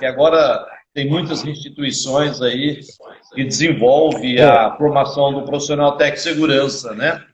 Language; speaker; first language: Portuguese; native; Portuguese